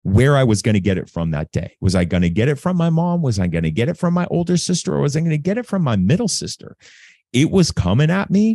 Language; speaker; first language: English; native; English